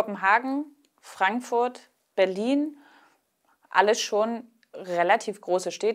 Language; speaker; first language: German; native; German